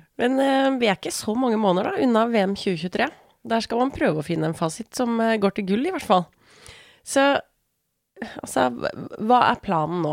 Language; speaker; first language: Norwegian; native; Norwegian